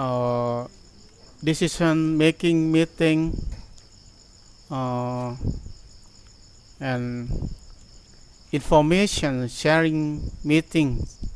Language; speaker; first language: English; non-native, learner; Thai